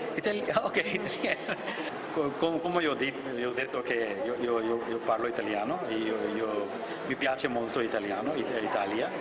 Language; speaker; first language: Italian; non-native, learner; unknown